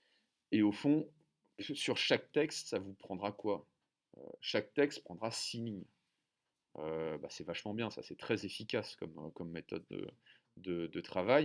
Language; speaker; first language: French; native; French